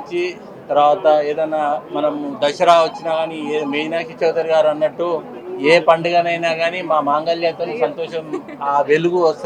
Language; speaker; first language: Telugu; native; Telugu